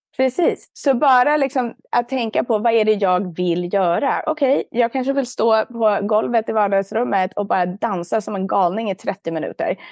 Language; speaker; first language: Swedish; native; Swedish